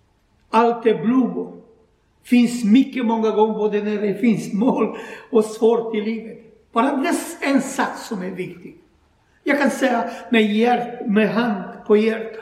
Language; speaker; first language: Swedish; non-native, learner; Croatian